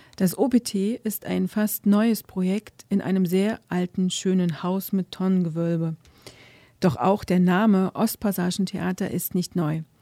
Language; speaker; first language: German; native; German